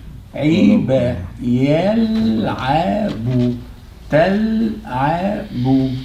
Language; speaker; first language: Arabic; non-native, fluent; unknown